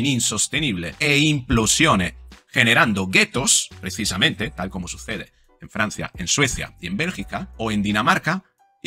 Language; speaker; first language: Spanish; native; Spanish